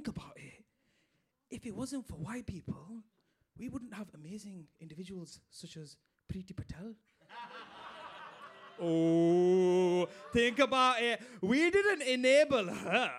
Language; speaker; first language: English; native; English